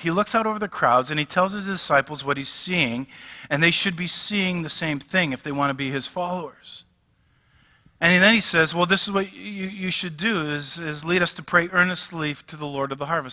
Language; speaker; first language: English; native; English